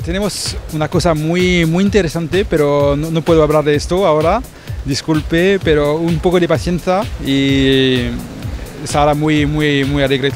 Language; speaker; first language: Spanish; non-native, fluent; French